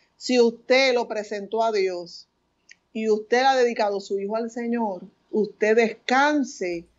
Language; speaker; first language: Spanish; native; Spanish